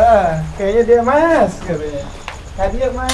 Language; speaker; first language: Indonesian; native; Indonesian